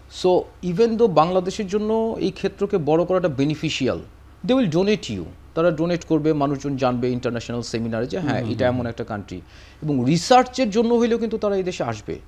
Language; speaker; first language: Bangla; native; Bangla